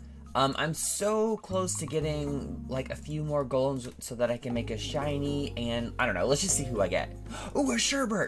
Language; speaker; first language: English; native; English